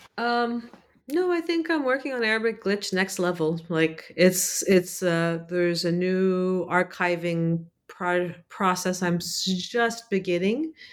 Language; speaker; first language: English; early bilingual, other home language; Arabic